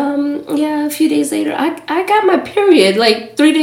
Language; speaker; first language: English; native; English